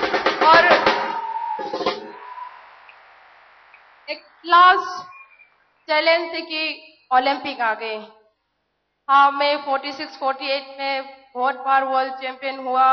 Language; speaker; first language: Hindi; non-native, local second language; Manipuri